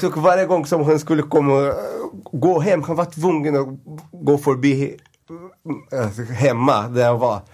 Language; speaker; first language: Swedish; non-native, fluent; Portuguese